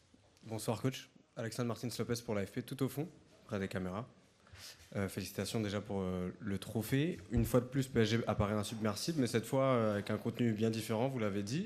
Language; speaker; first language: French; native; French